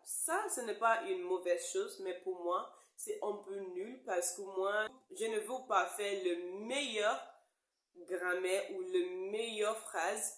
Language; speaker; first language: French; non-native, learner; English